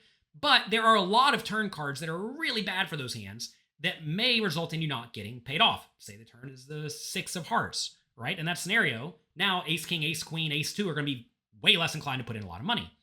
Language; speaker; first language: English; native; English